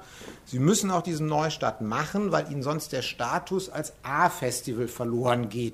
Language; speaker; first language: German; native; German